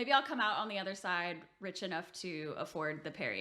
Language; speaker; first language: English; native; English